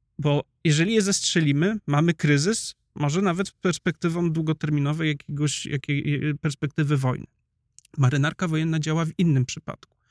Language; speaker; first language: Polish; native; Polish